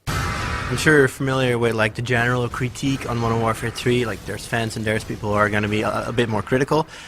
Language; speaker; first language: English; non-native, fluent; Dutch